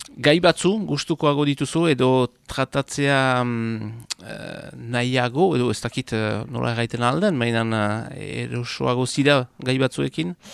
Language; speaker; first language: Basque; native; Basque